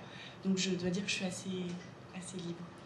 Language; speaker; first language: French; native; French